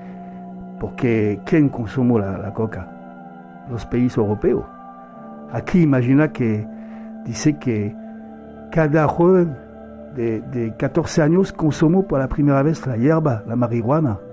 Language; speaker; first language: Spanish; non-native, fluent; French